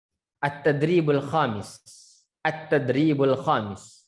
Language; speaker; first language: Arabic; non-native, fluent; Indonesian